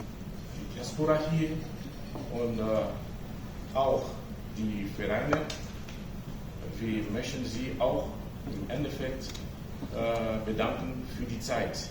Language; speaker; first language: German; non-native, fluent; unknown